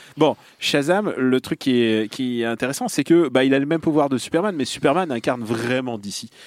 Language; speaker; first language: French; non-native, fluent; Russian